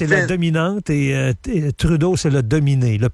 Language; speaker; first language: French; native; French